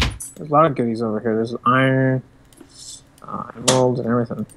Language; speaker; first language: English; native; English